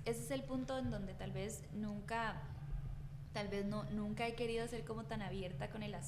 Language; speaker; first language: Spanish; native; Spanish